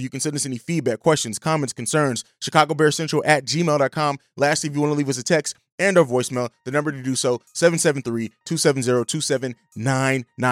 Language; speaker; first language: English; native; English